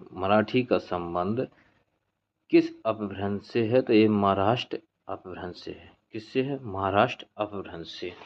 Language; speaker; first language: Hindi; native; Hindi